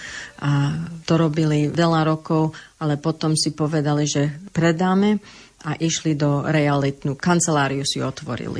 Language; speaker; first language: Slovak; early bilingual, heritage; English